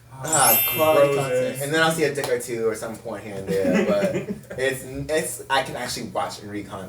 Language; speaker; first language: English; native; English